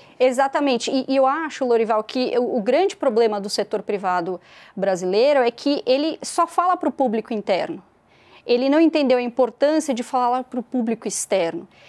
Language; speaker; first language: Portuguese; native; Portuguese